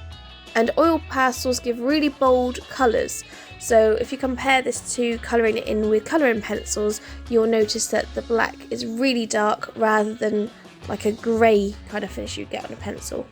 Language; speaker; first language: English; native; English